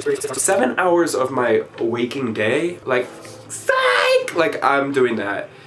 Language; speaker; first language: English; native; English